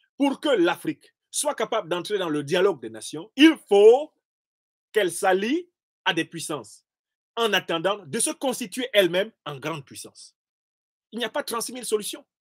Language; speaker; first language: French; non-native, local second language; Basaa